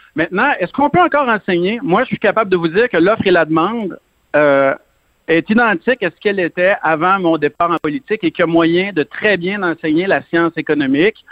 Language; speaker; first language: French; native; French